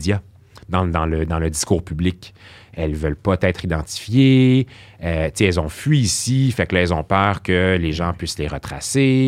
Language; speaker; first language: French; early bilingual, other home language; Arabic